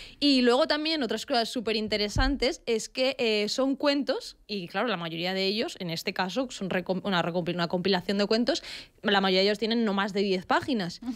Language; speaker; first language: Spanish; native; Spanish